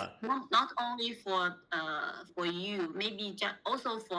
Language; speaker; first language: English; non-native, learner; Chinese